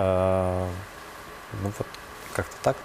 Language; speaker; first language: Russian; native; Russian